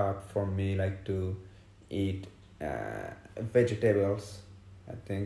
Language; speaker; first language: English; non-native, fluent; French